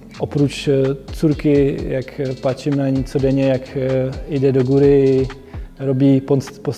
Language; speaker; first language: Polish; non-native, fluent; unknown